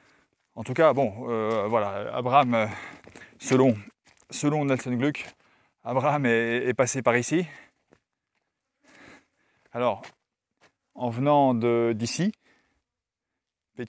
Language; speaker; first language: French; native; French